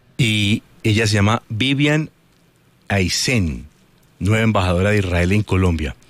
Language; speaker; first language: Spanish; native; Spanish